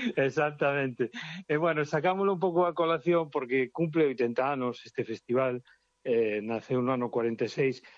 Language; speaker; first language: Galician; non-native, local second language; Spanish